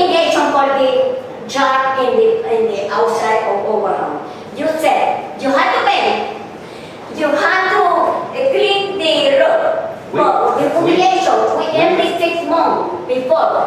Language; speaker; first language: English; non-native, learner; Spanish